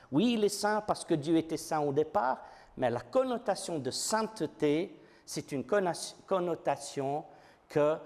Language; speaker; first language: French; non-native, fluent; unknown